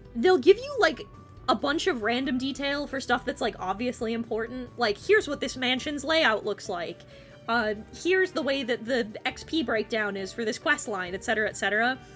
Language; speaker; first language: English; native; English